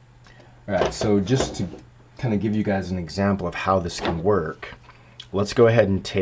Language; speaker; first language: English; native; English